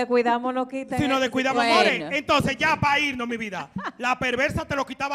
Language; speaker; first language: Spanish; native; Spanish